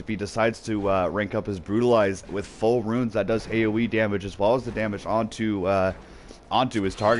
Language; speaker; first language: English; native; English